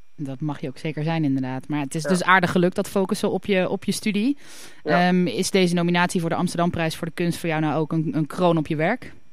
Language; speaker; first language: Dutch; native; Dutch